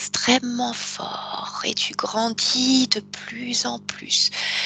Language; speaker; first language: French; native; French